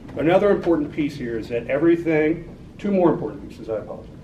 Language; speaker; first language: English; native; English